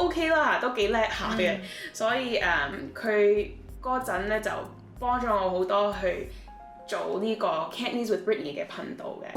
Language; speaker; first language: Cantonese; early bilingual, heritage; Cantonese